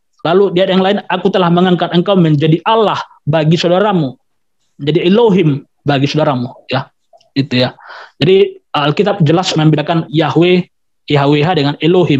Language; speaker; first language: Indonesian; native; Indonesian